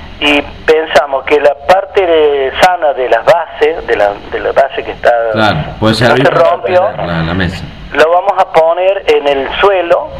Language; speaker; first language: Spanish; native; Spanish